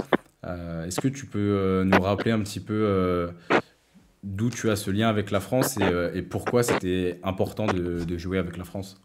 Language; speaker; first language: French; native; French